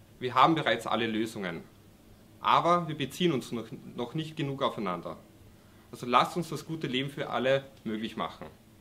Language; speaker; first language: German; native; German